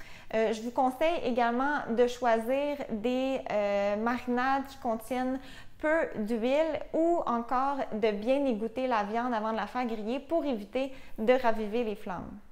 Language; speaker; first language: French; native; French